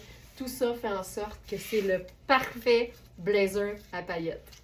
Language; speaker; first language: French; native; French